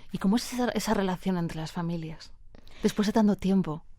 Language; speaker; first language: Spanish; native; Spanish